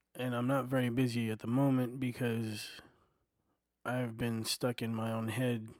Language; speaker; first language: English; native; English